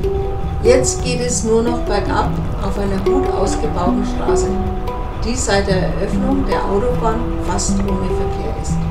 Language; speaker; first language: German; native; German